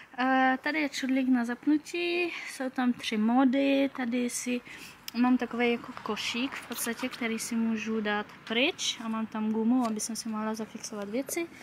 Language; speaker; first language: Czech; early bilingual, heritage; Czech